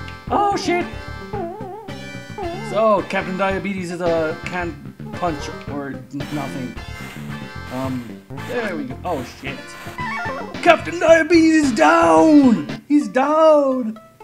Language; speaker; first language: English; native; English